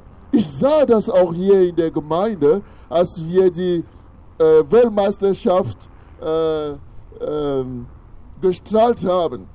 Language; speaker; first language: German; non-native, fluent; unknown